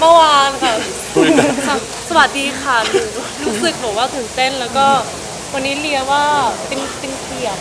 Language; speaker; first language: Thai; early bilingual, heritage; Thai